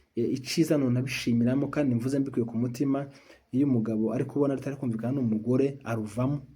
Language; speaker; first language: Kinyarwanda; native; Kinyarwanda